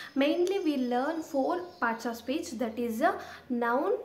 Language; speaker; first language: English; non-native, local second language; Kannada